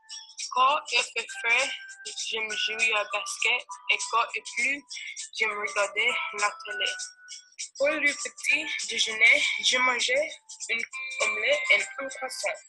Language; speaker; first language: French; non-native, learner; English